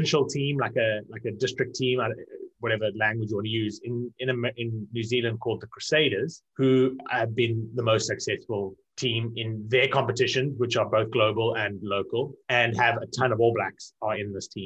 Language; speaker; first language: English; native; English